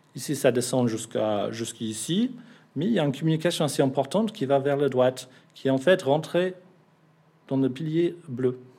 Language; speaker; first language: French; non-native, fluent; English